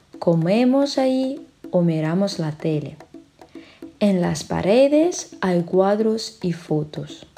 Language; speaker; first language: Spanish; non-native, fluent; Russian